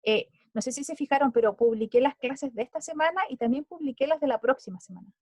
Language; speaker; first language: Spanish; native; Spanish